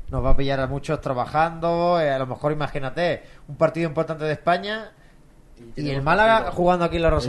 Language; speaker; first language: Spanish; native; Spanish